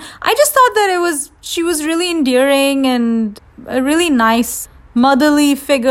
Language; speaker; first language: English; non-native, local second language; Hindi